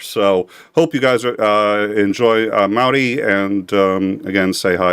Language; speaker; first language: English; native; English